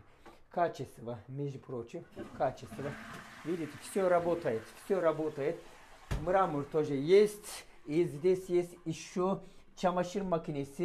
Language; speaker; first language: Russian; non-native, fluent; Turkish